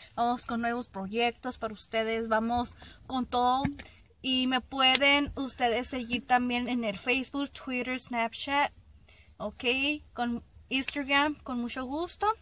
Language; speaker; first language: Spanish; native; Spanish